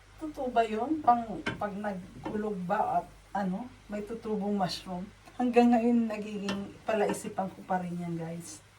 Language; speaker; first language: Filipino; non-native, local second language; Waray